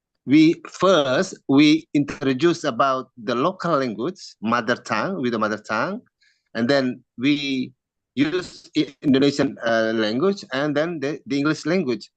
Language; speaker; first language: English; non-native, learner; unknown